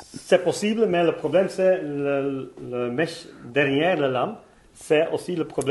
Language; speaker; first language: French; non-native, local second language; Dutch